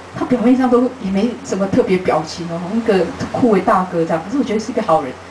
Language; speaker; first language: Chinese; native; Chinese